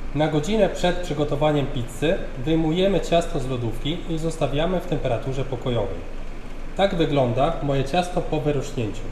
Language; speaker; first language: Polish; early bilingual, heritage; Italian